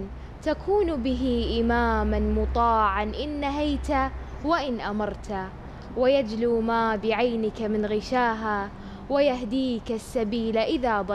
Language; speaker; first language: Arabic; native; Arabic